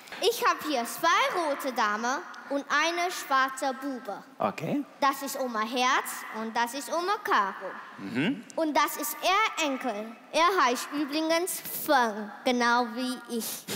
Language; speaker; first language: German; non-native, learner; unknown